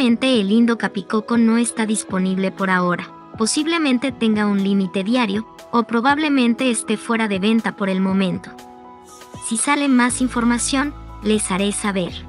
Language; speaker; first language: Spanish; native; Spanish